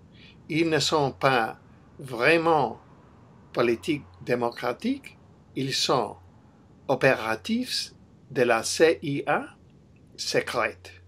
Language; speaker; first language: French; non-native, learner; English